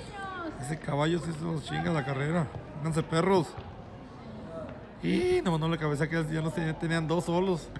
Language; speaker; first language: Spanish; native; Spanish